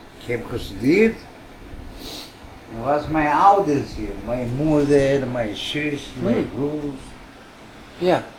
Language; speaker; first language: Dutch; non-native, learner; Greek